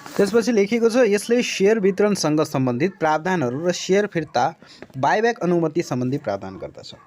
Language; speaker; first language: Nepali; native; Nepali